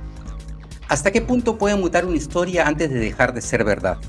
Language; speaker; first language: Spanish; native; Spanish